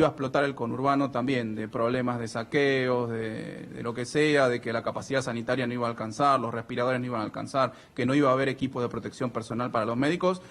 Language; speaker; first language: Spanish; native; Spanish